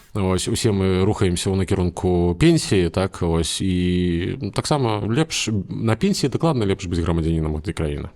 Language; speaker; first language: Belarusian; native; Belarusian